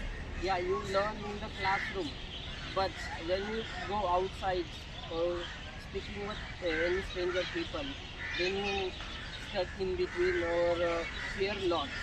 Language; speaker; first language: English; non-native, learner; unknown